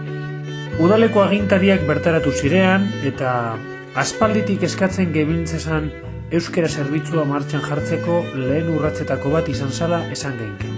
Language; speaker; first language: Basque; native; Basque